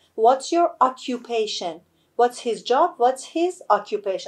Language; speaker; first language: English; non-native, fluent; Persian